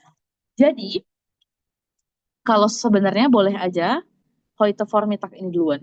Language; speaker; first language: Indonesian; native; Indonesian